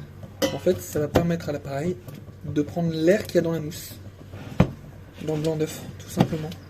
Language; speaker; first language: French; native; French